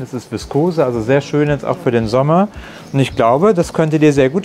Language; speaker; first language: German; native; German